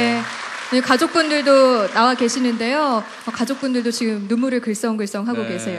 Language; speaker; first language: Korean; native; Korean